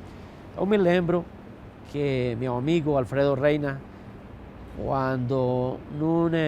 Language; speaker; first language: Portuguese; non-native, fluent; Spanish